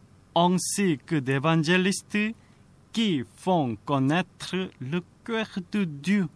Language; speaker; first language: French; non-native, fluent; Korean